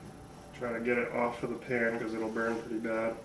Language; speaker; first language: English; native; English